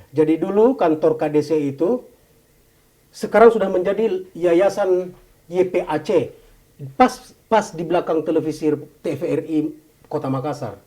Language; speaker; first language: Indonesian; native; Indonesian